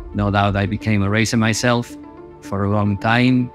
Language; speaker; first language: English; non-native, fluent; Spanish